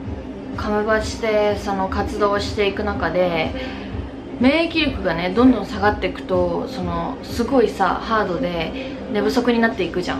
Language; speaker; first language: Japanese; native; Japanese